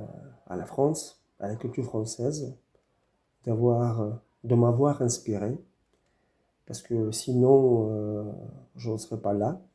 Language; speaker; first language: French; non-native, fluent; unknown